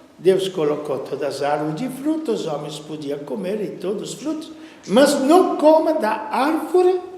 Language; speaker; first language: Portuguese; non-native, fluent; Italian